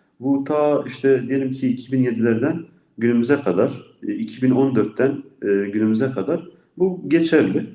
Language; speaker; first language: Turkish; non-native, local second language; Kurdish